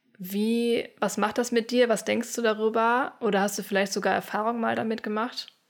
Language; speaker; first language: German; native; German